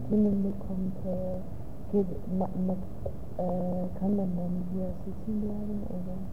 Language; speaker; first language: German; non-native, learner; Dutch